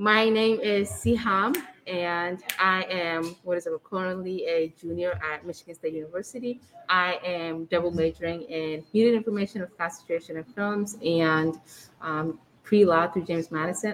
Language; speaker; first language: English; early bilingual, other home language; Arabic